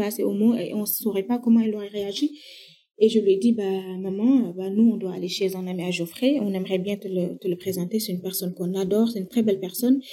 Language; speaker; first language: French; non-native, local second language; Wolof